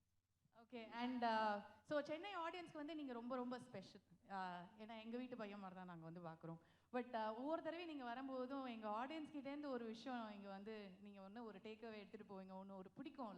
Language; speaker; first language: Tamil; native; Tamil